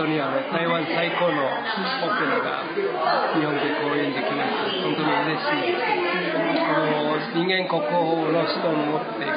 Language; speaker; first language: Japanese; non-native, fluent; Chinese